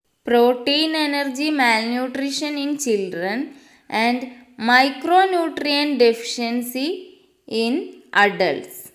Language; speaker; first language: English; non-native, local second language; Malayalam